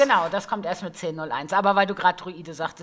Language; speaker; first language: German; native; German